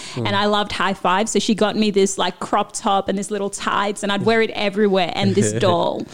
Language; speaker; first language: English; early bilingual, other home language; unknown